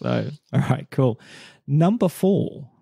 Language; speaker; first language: English; native; English